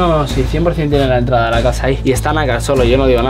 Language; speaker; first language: Spanish; native; Spanish